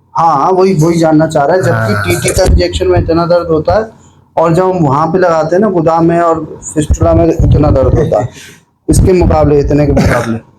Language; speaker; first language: Hindi; native; Hindi